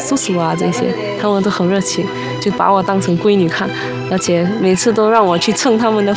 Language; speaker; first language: Chinese; non-native, fluent; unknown